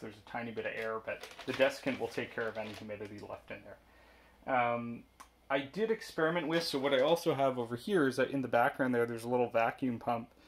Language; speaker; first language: English; native; English